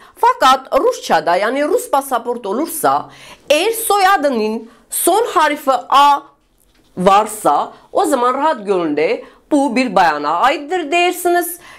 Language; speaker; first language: Turkish; non-native, fluent; Russian